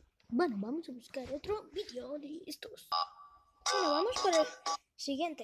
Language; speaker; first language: Spanish; native; Spanish